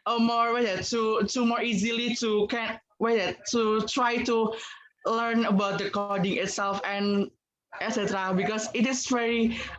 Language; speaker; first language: English; non-native, learner; Indonesian